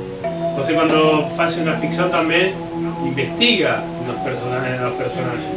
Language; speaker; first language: Portuguese; non-native, fluent; Spanish